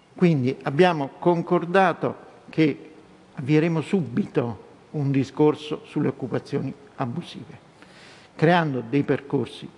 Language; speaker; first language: Italian; native; Italian